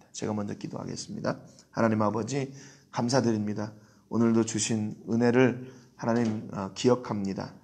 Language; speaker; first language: Korean; native; Korean